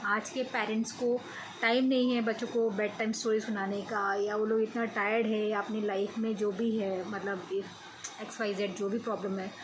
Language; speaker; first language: Hindi; native; Hindi